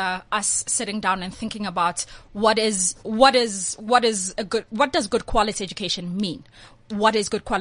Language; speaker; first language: English; non-native, local second language; Swati